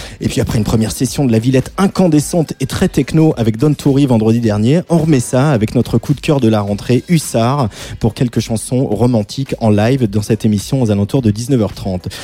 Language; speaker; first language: French; native; French